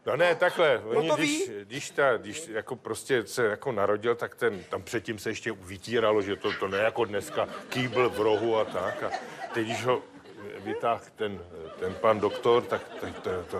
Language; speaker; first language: Czech; native; Czech